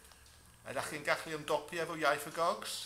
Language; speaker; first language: Welsh; non-native, fluent; English